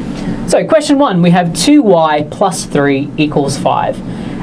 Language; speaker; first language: English; native; English